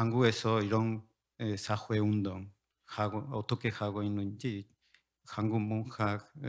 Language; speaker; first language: Korean; non-native, learner; Spanish